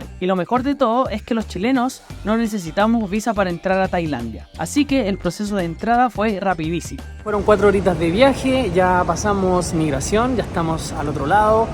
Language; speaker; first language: Spanish; native; Spanish